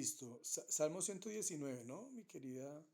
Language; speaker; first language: Spanish; native; Spanish